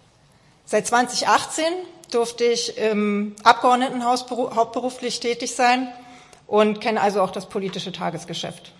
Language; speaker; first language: German; native; German